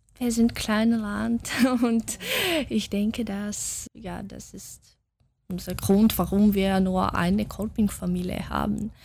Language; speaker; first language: German; non-native, learner; Russian